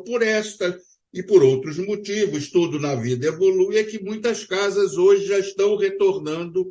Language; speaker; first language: Portuguese; native; Portuguese